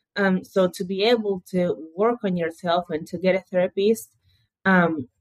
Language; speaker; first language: English; early bilingual, other home language; Portuguese